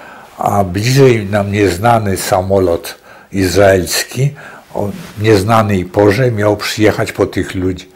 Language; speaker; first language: Polish; native; Polish